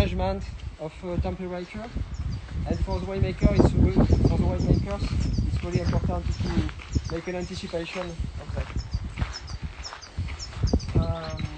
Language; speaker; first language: English; non-native, learner; French